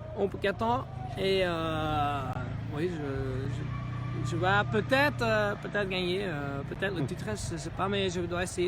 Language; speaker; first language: French; non-native, learner; Dutch